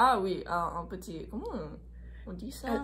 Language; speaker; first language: French; non-native, learner; English